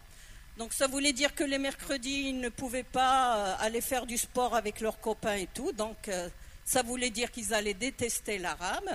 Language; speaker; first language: French; non-native, local second language; Arabic